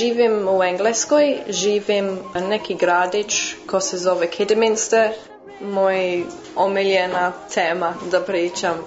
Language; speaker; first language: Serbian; early bilingual, heritage; English